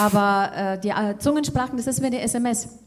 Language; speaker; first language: German; non-native, fluent; Russian